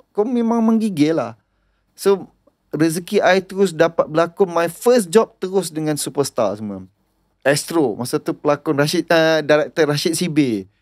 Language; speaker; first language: Malay; native; Malay